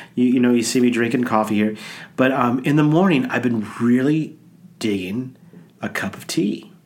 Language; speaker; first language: English; native; English